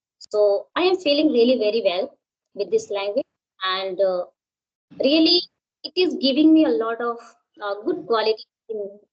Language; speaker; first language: English; non-native, local second language; Hindi